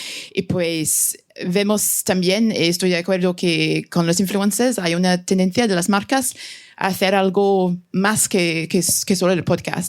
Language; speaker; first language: Spanish; non-native, fluent; French